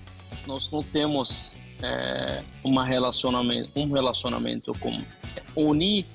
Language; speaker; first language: Portuguese; non-native, fluent; Arabic